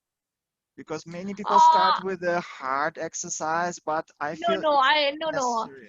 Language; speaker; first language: English; non-native, fluent; Russian